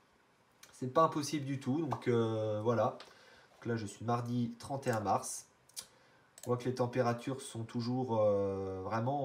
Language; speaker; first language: French; native; French